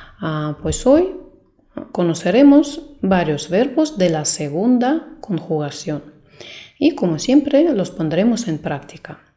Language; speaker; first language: Spanish; non-native, fluent; Russian